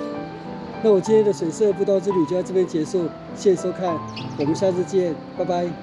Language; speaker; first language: Chinese; native; Chinese